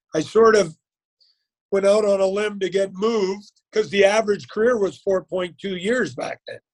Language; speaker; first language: English; native; English